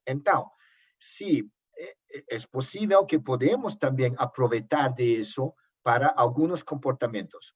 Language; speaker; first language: Portuguese; non-native, learner; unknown